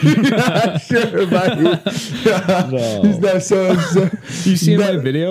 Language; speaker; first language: English; native; English